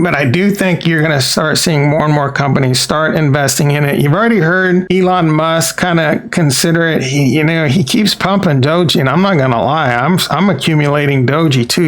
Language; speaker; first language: English; native; English